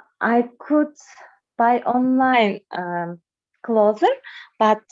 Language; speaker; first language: English; non-native, learner; Russian